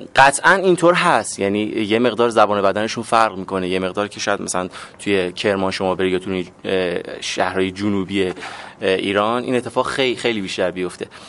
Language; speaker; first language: Persian; native; Persian